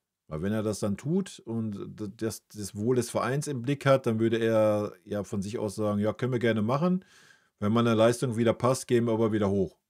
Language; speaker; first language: German; native; German